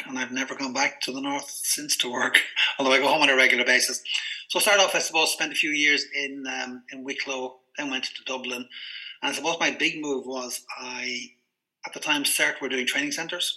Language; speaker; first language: English; native; English